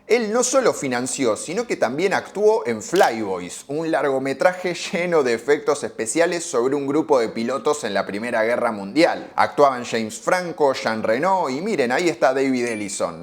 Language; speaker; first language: Spanish; native; Spanish